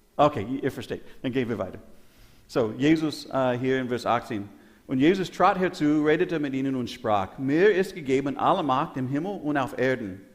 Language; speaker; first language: German; non-native, learner; English